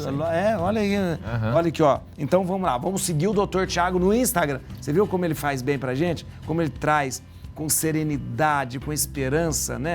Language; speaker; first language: Portuguese; native; Portuguese